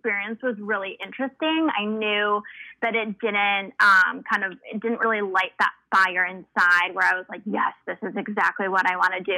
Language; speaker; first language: English; early bilingual, other home language; Spanish